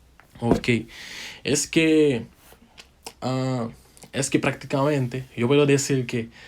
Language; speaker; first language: Spanish; non-native, fluent; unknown